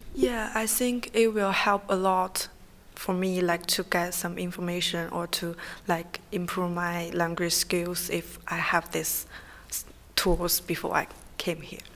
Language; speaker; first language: English; non-native, fluent; Chinese